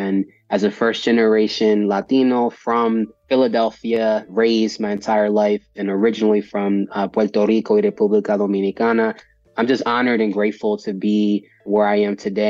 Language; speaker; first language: English; native; English